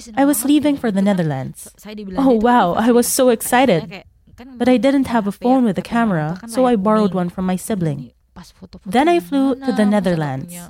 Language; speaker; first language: English; non-native, fluent; Indonesian